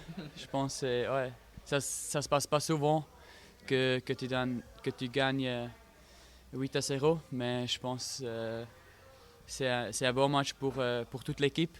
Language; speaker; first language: French; non-native, fluent; German